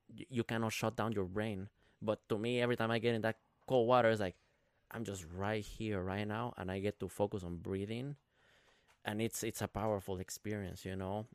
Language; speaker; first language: English; non-native, fluent; Spanish